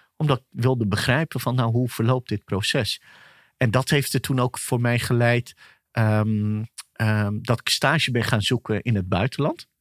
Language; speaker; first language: Dutch; early bilingual, other home language; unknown